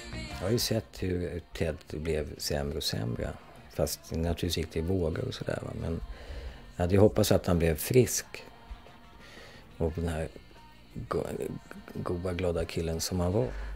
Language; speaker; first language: Swedish; native; Swedish